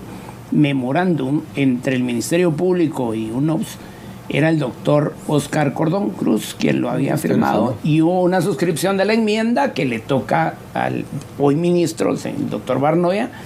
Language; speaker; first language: Spanish; native; Spanish